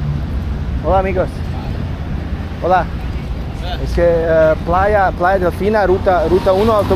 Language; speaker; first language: Spanish; non-native, learner; Serbian